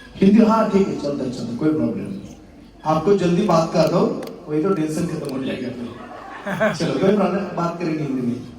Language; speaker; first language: Hindi; non-native, local second language; Marathi